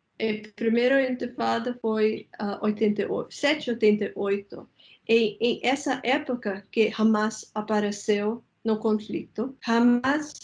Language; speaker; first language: Portuguese; non-native, fluent; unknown